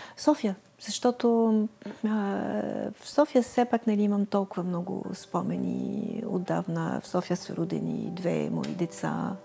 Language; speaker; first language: Bulgarian; non-native, fluent; French